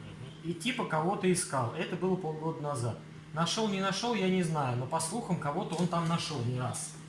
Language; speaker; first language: Russian; native; Russian